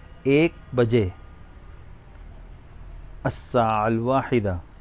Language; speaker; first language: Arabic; non-native, fluent; Urdu